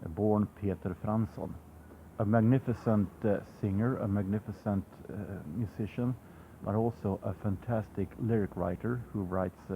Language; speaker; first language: English; non-native, fluent; Swedish